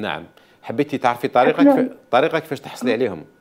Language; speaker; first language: Arabic; native; Arabic